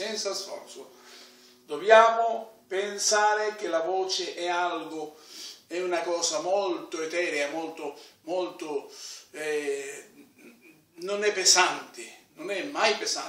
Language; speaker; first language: Italian; non-native, fluent; Spanish